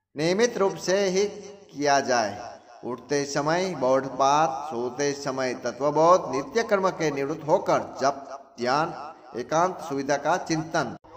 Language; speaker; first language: Hindi; non-native, local second language; Gujarati